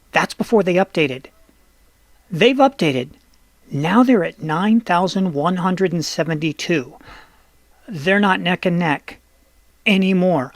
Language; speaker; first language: English; native; English